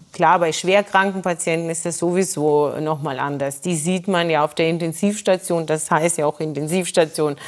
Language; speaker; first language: German; non-native, fluent; Russian